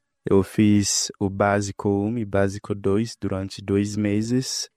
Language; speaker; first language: Portuguese; non-native, fluent; Haitian Creole